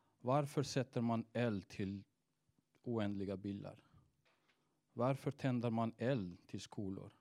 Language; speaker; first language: Swedish; non-native, fluent; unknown